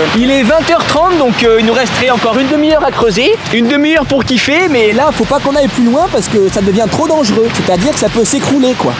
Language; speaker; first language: French; native; French